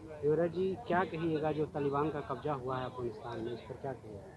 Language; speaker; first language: Hindi; native; Hindi